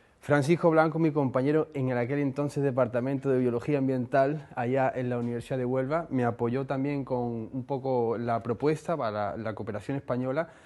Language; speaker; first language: Spanish; native; Spanish